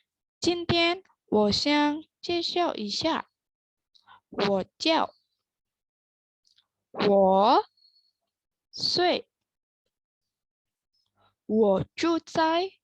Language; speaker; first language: Chinese; non-native, learner; Indonesian